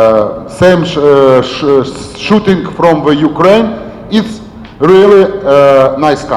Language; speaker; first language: English; non-native, learner; Ukrainian